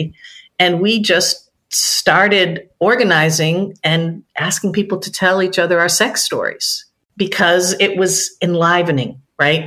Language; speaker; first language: English; native; English